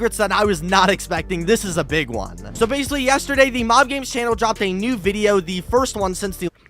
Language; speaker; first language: English; native; English